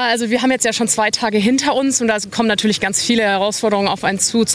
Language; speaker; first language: German; native; German